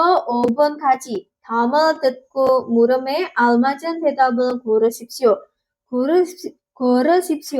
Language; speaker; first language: Korean; non-native, learner; Indonesian